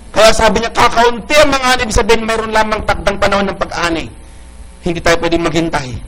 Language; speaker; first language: Filipino; non-native, local second language; Iloko